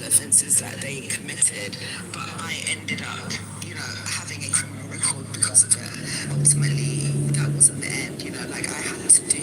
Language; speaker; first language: English; native; English